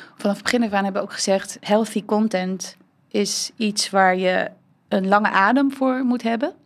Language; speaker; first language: Dutch; early bilingual, heritage; Dutch